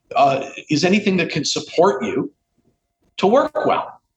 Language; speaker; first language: English; native; English